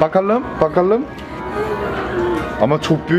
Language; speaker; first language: Turkish; non-native, learner; Korean